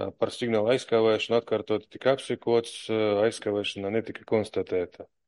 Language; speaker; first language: Latvian; non-native, local second language; Russian